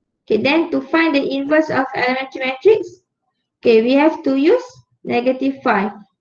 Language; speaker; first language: English; non-native, local second language; Malay